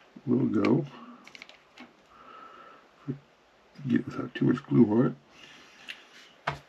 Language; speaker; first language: English; native; English